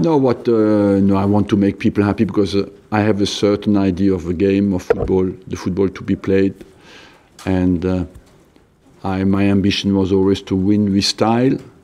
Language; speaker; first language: English; non-native, fluent; French